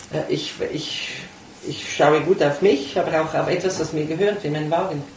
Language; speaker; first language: German; native; German